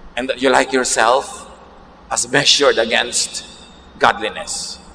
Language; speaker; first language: English; non-native, local second language; Filipino